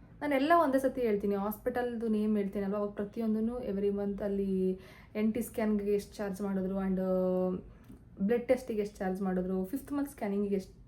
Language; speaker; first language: Kannada; native; Kannada